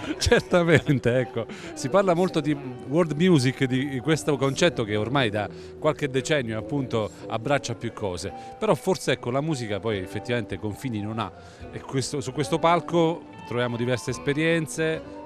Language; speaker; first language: Italian; native; Italian